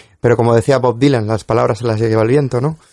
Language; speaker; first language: Spanish; native; Spanish